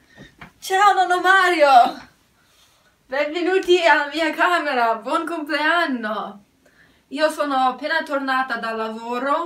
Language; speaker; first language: Italian; early bilingual, heritage; Italian